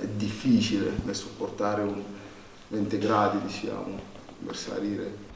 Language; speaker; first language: Italian; non-native, learner; Arabic